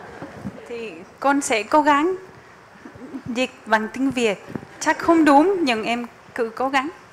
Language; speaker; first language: Vietnamese; non-native, fluent; Spanish